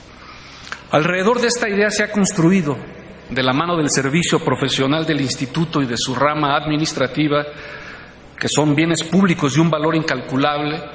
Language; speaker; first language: Spanish; native; Spanish